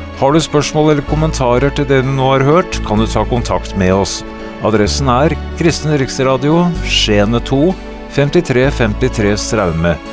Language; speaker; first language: Norwegian; native; Norwegian